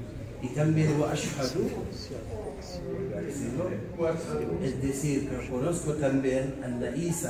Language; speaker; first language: Spanish; non-native, fluent; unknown